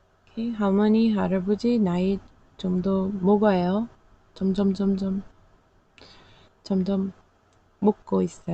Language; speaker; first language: Korean; non-native, learner; English